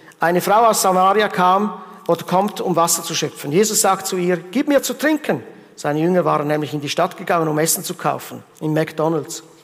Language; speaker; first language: German; early bilingual, heritage; German